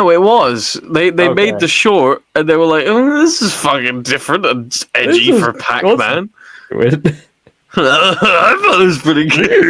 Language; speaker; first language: English; native; English